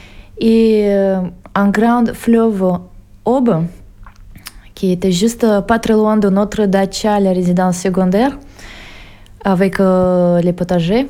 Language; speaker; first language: French; non-native, fluent; Russian